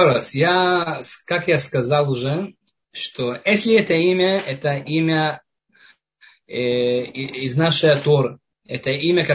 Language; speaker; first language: Russian; non-native, fluent; Hebrew